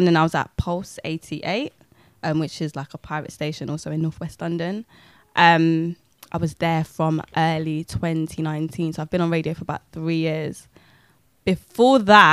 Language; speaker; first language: English; native; English